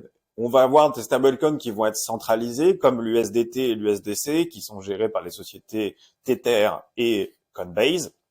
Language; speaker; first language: French; native; French